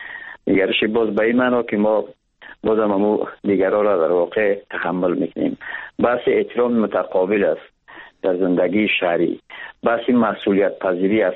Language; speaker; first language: Persian; native; Persian